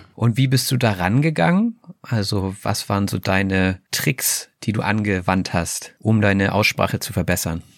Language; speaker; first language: German; native; German